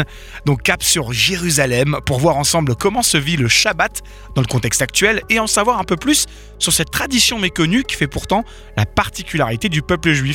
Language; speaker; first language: French; native; French